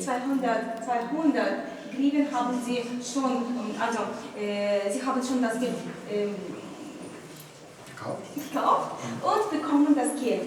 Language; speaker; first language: German; non-native, learner; Ukrainian